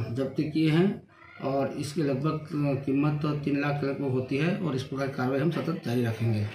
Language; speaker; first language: Hindi; native; Hindi